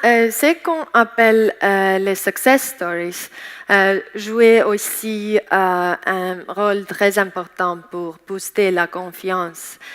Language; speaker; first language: French; non-native, learner; Estonian